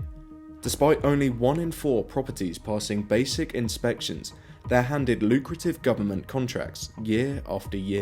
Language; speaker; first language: English; native; English